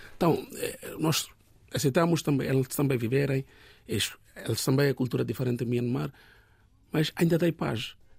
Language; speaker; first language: Portuguese; non-native, learner; Bangla